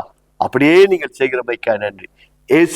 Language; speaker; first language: Tamil; native; Tamil